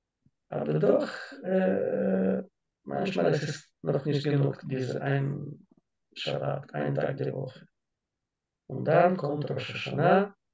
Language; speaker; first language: German; non-native, learner; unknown